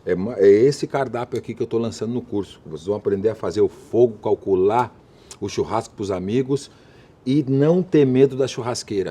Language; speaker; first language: Portuguese; native; Portuguese